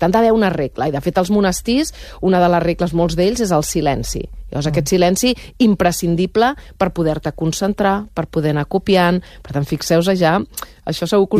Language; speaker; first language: Catalan; native; Catalan